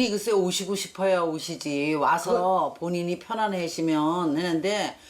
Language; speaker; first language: Korean; native; Korean